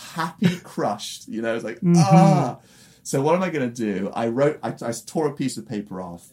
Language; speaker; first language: English; native; English